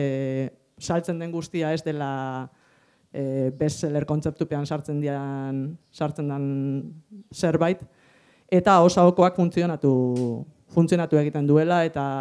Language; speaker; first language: Basque; native; Basque